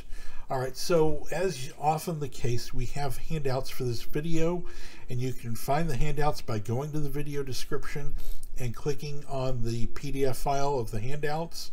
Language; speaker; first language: English; native; English